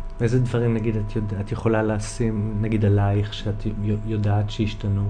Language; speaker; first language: Hebrew; native; Hebrew